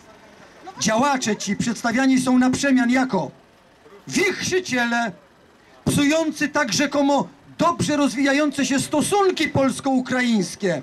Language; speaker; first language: Polish; native; Polish